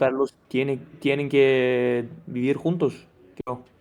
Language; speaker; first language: Spanish; non-native, fluent; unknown